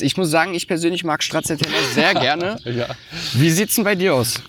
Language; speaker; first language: German; native; German